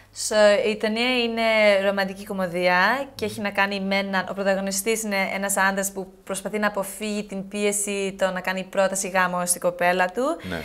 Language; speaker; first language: Greek; early bilingual, heritage; Greek